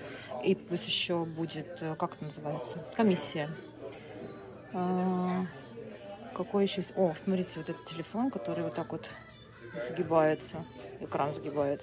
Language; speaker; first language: Russian; native; Russian